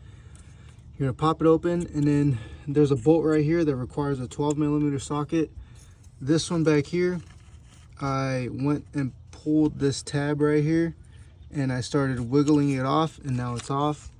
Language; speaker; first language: English; native; English